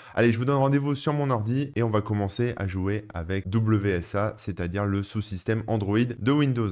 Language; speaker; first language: French; native; French